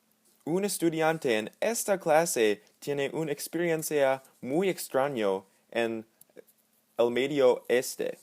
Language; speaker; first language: Spanish; non-native, learner; English